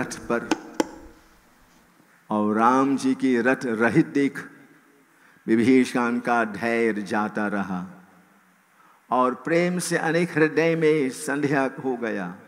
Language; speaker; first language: Hindi; non-native, fluent; English